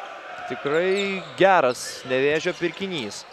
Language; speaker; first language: Lithuanian; native; Lithuanian